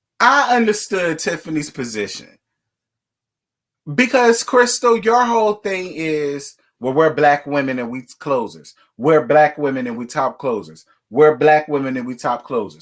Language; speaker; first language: English; native; English